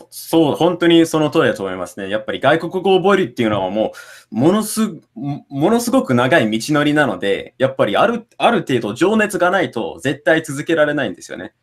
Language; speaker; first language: Japanese; non-native, fluent; English